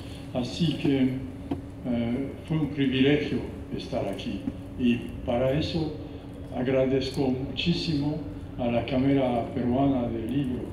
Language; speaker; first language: Spanish; non-native, fluent; French